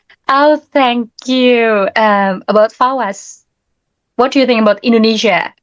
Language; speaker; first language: English; non-native, learner; Indonesian